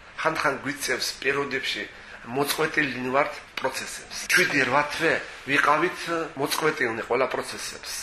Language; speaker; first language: Georgian; native; Georgian